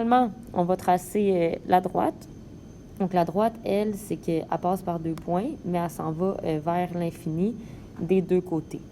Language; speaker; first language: French; native; French